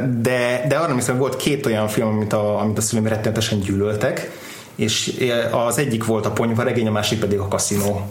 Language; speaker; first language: Hungarian; native; Hungarian